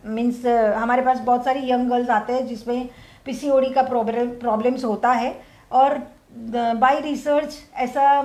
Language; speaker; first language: Hindi; non-native, local second language; Gujarati